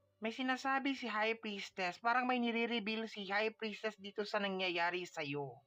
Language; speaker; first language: Filipino; non-native, local second language; Waray